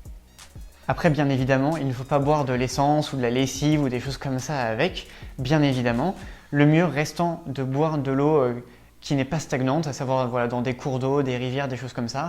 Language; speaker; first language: French; native; French